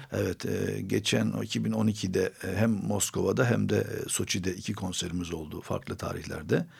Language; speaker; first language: Turkish; non-native, local second language; Armenian